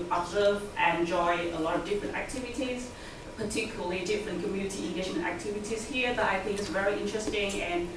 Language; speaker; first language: English; non-native, fluent; Vietnamese